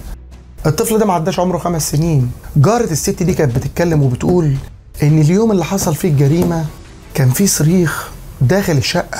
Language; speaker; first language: Arabic; native; Arabic